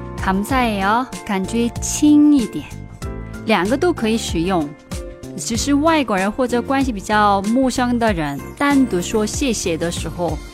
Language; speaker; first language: Chinese; non-native, fluent; Korean